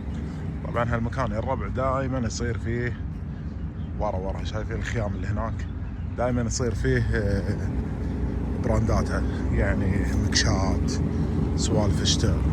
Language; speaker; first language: Arabic; native; Arabic